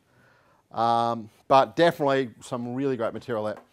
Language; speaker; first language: English; native; English